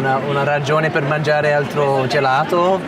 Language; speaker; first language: Italian; non-native, learner; English